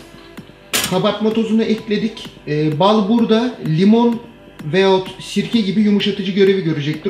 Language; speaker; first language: Turkish; native; Turkish